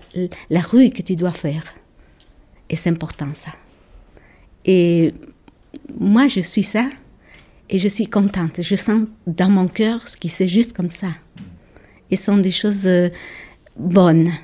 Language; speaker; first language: French; non-native, local second language; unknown